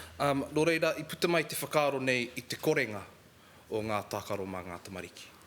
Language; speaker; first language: Māori; non-native, local second language; English